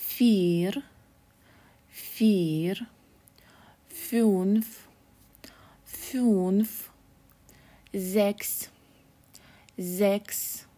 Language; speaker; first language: German; non-native, fluent; Russian